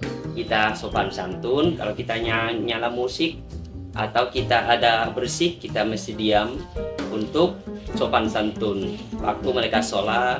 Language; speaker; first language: Indonesian; non-native, learner; Thai